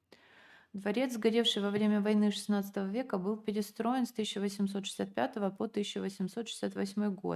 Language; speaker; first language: Russian; native; Russian